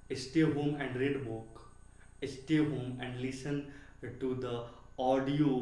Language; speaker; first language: English; non-native, local second language; Hindi